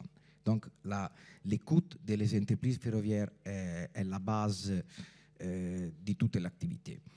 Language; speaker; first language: French; non-native, fluent; Italian